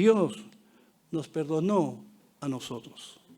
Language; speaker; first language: Spanish; native; Spanish